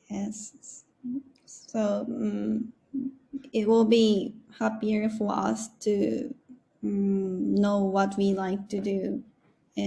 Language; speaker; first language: English; non-native, learner; Japanese